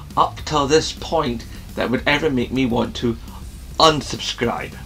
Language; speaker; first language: English; native; English